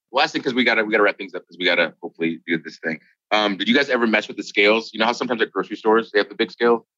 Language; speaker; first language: English; native; English